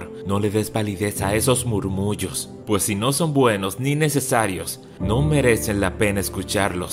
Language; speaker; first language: Spanish; native; Spanish